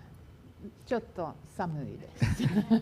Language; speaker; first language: Japanese; non-native, learner; Finnish